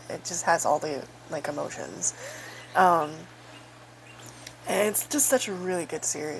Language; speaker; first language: English; native; English